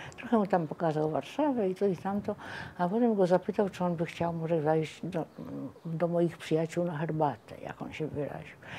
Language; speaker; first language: Polish; native; Polish